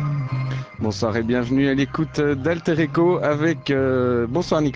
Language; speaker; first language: French; native; French